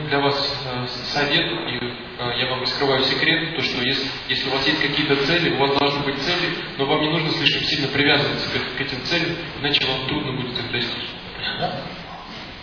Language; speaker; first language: Russian; native; Russian